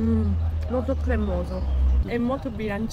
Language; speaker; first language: Italian; non-native, learner; Chinese